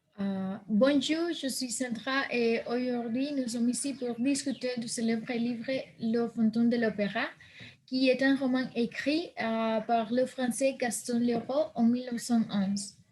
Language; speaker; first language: French; non-native, learner; Spanish